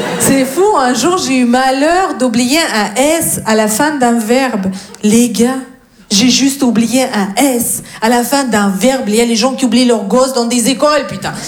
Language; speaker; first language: French; non-native, fluent; Russian